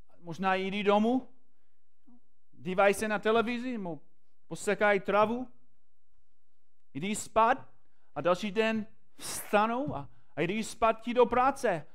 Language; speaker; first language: Czech; non-native, fluent; English